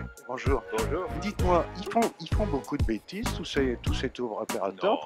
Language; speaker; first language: French; native; French